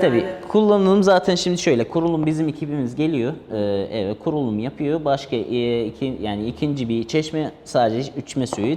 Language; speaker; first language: Turkish; non-native, fluent; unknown